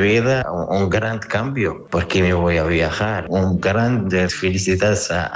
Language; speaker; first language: Spanish; non-native, learner; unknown